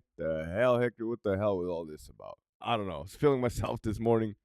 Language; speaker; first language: English; native; English